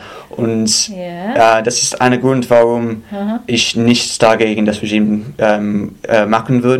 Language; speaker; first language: German; non-native, fluent; English